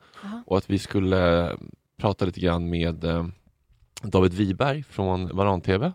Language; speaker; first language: Swedish; native; Swedish